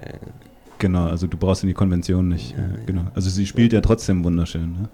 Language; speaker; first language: German; native; German